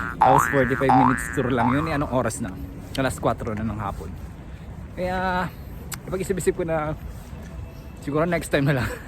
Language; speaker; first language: Filipino; non-native, local second language; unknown